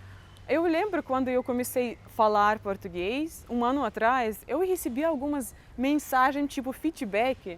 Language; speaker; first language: Portuguese; non-native, fluent; Russian